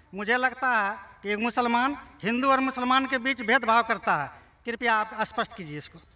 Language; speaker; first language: Hindi; native; Hindi